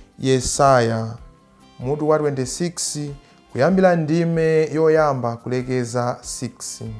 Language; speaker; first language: Nyanja; non-native, local second language; Tumbuka